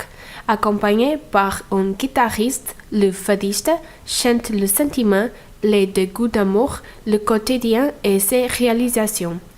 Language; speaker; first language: French; non-native, fluent; Portuguese